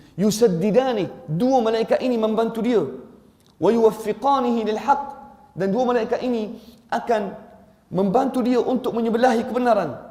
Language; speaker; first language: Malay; non-native, fluent; Arabic